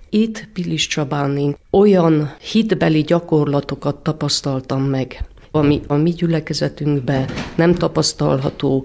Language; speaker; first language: Hungarian; native; Hungarian